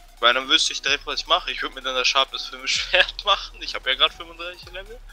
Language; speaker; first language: German; native; German